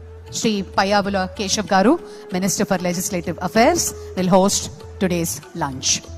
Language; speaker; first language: English; non-native, local second language; Telugu